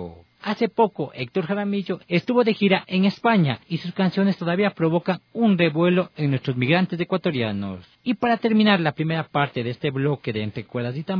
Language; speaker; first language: Spanish; native; Spanish